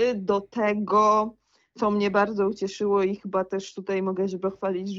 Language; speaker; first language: Polish; native; Polish